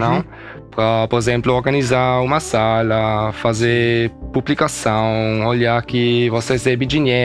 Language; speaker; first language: Portuguese; early bilingual, heritage; German